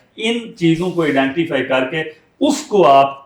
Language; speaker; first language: Urdu; native; Urdu